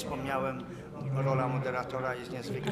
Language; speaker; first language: Polish; native; Polish